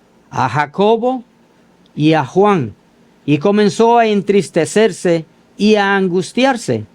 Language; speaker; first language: Spanish; native; Spanish